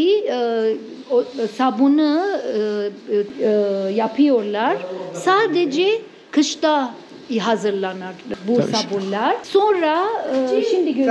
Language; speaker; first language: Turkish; non-native, fluent; Arabic